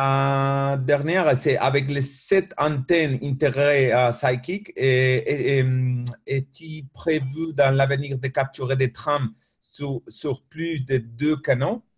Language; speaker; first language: French; non-native, learner; Spanish